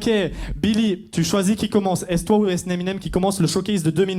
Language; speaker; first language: French; native; French